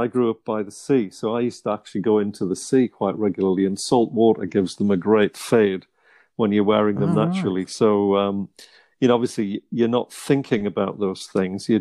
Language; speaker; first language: English; native; English